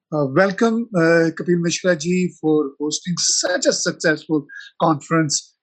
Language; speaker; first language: English; non-native, local second language; Punjabi